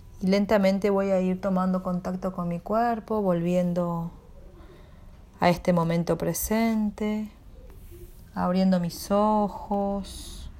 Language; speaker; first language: Spanish; native; Spanish